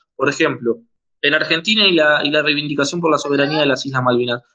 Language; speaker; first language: Spanish; native; Spanish